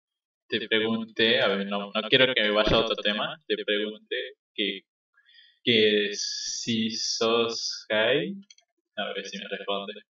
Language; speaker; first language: Spanish; native; Spanish